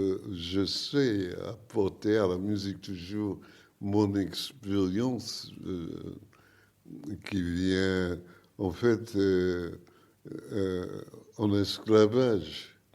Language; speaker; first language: French; non-native, learner; English